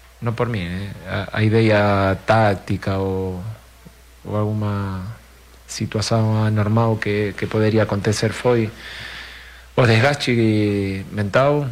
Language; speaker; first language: Portuguese; non-native, fluent; Spanish